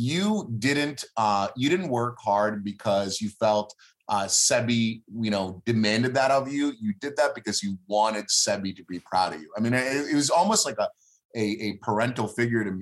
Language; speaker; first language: English; early bilingual, other home language; Hebrew